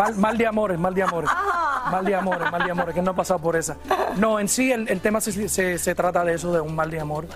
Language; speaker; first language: Spanish; early bilingual, heritage; Spanish